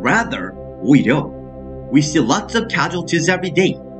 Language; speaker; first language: English; non-native, fluent; Korean